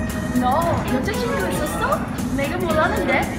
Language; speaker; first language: Korean; non-native, learner; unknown